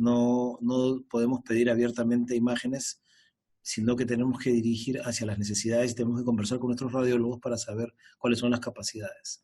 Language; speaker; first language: Spanish; native; Spanish